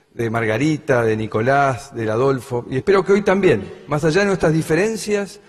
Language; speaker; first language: Spanish; native; Spanish